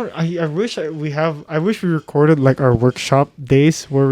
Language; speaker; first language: English; native; English